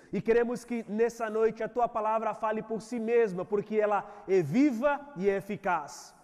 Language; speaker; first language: Portuguese; native; Portuguese